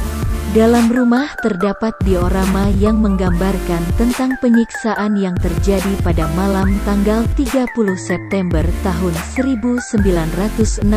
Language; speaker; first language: Indonesian; native; Indonesian